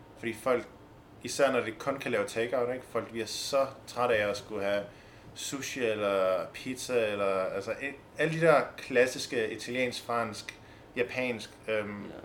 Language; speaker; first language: Danish; native; Danish